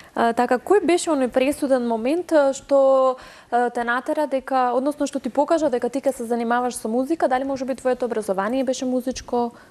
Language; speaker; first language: Macedonian; native; Macedonian